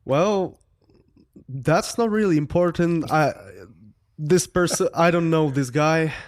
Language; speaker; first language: English; non-native, fluent; Czech